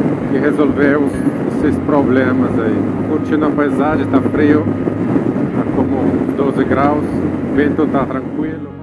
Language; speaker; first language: Portuguese; non-native, fluent; Italian